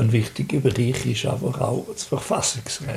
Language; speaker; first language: German; native; German